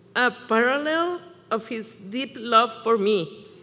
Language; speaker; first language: English; non-native, fluent; Spanish